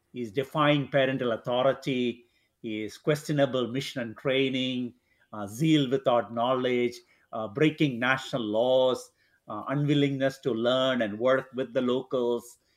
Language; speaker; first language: English; non-native, local second language; Malayalam